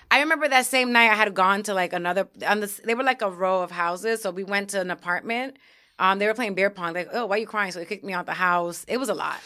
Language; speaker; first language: English; early bilingual, other home language; Spanish